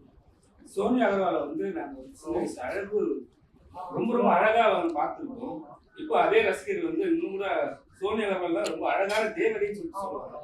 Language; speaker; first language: Tamil; native; Tamil